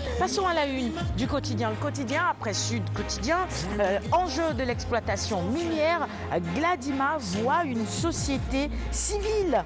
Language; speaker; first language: French; non-native, local second language; Wolof